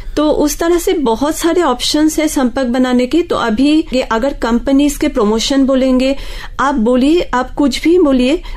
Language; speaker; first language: Hindi; non-native, local second language; Bangla